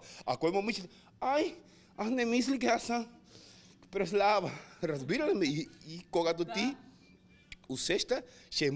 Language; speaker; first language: Bulgarian; non-native, learner; Spanish